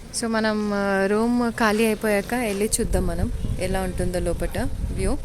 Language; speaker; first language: Telugu; native; Telugu